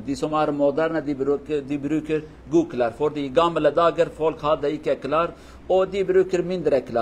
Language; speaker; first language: Swedish; non-native, learner; Kurdish